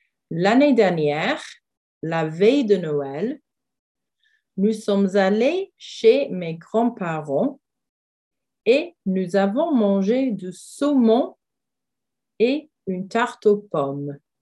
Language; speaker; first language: French; non-native, fluent; English